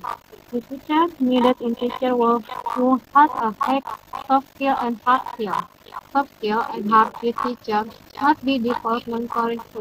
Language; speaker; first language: English; non-native, learner; Indonesian